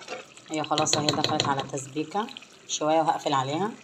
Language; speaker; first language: Arabic; native; Arabic